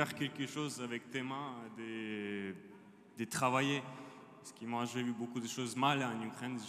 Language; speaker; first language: French; non-native, learner; Ukrainian